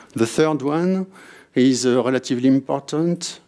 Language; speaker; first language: English; non-native, fluent; French